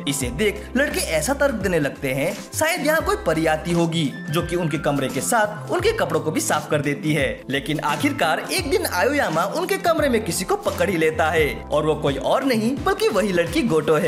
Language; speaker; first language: Hindi; native; Hindi